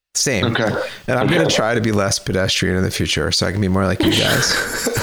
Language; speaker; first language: English; native; English